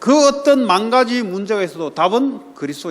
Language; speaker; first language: Korean; native; Korean